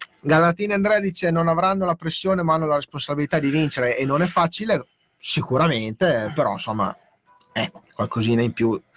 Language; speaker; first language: Italian; native; Italian